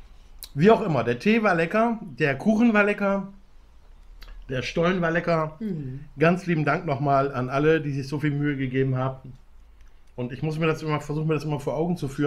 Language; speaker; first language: German; native; German